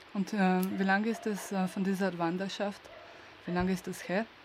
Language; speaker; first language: German; non-native, learner; Slovenian